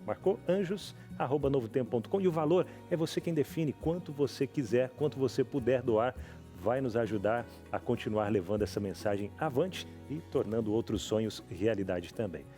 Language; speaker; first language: Portuguese; native; Portuguese